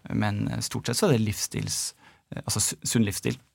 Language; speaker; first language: Norwegian; native; Norwegian